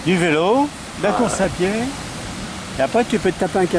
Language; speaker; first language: French; native; French